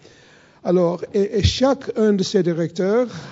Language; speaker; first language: French; non-native, fluent; English